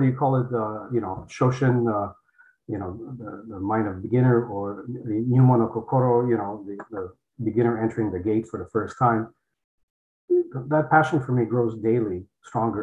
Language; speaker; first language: English; non-native, fluent; Polish